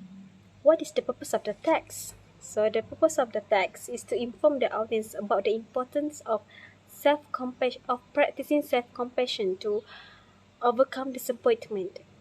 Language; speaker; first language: English; non-native, fluent; Malay